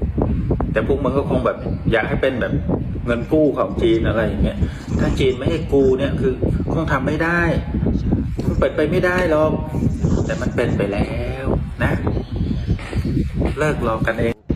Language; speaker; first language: Thai; native; Thai